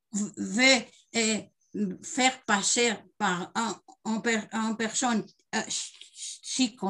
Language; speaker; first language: French; non-native, learner; Spanish